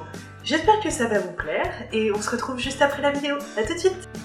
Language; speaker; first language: French; native; French